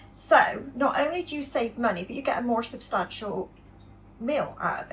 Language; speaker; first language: English; native; English